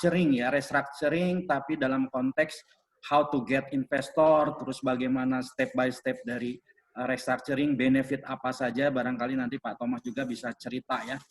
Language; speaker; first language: Indonesian; native; Indonesian